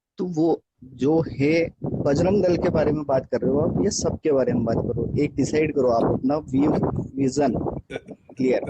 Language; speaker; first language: Hindi; native; Hindi